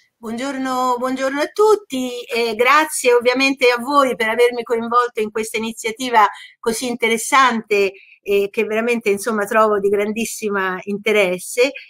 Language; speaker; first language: Italian; native; Italian